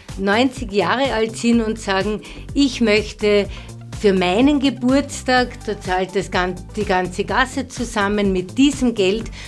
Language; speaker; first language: German; native; German